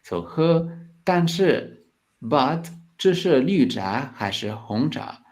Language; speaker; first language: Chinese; non-native, learner; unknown